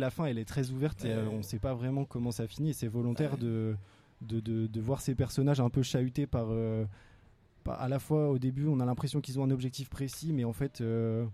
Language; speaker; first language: French; native; French